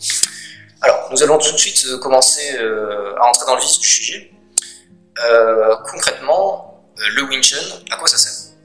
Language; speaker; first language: French; native; French